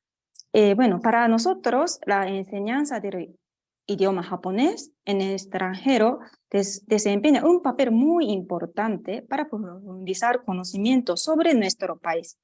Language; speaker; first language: Spanish; non-native, fluent; Japanese